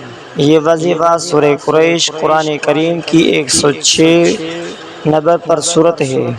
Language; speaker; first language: Urdu; native; Urdu